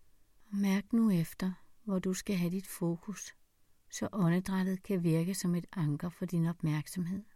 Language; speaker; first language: Danish; native; Danish